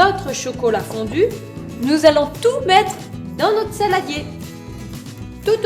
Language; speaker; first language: French; native; French